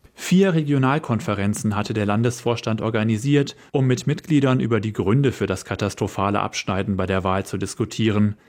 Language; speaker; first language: German; native; German